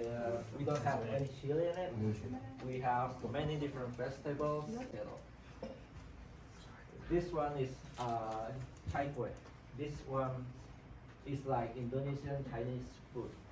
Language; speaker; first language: English; non-native, local second language; Indonesian